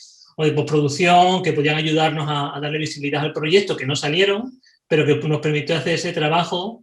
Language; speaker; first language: Spanish; native; Spanish